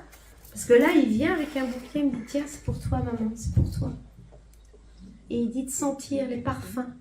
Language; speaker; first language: French; native; French